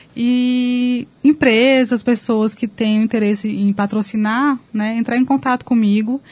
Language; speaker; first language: Portuguese; native; Portuguese